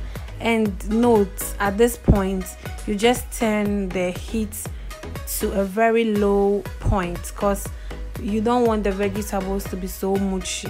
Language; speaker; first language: English; non-native, local second language; Akan